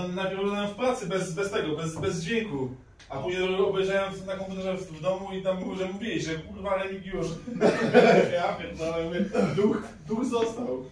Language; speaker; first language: Polish; native; Polish